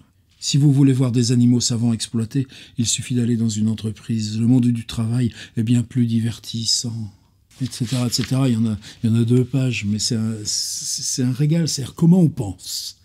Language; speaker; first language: French; native; French